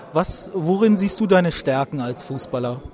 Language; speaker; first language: German; native; German